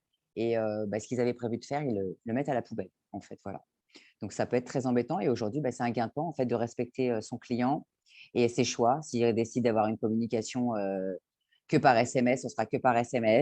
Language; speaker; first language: French; native; French